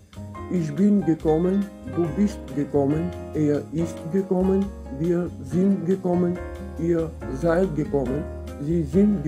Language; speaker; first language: German; non-native, fluent; Bulgarian